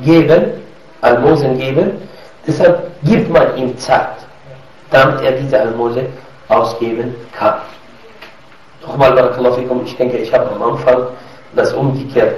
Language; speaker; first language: German; non-native, fluent; Arabic